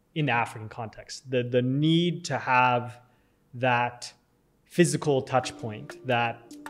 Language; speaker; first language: English; native; English